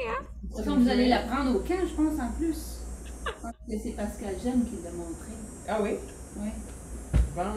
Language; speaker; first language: French; native; French